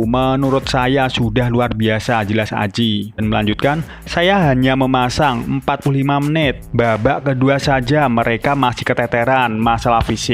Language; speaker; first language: Indonesian; non-native, local second language; Javanese